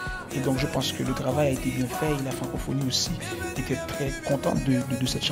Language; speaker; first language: French; non-native, local second language; Haitian Creole